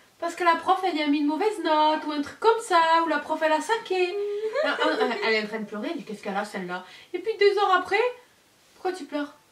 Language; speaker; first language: French; native; French